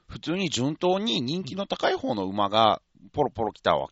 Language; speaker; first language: Japanese; native; Japanese